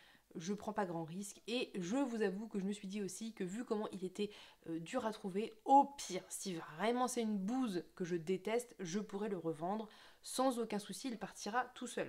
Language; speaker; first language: French; native; French